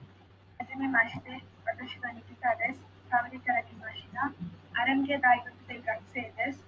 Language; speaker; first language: Japanese; non-native, learner; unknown